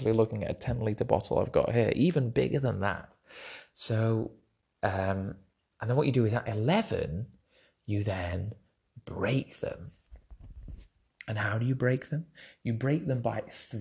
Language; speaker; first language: English; native; English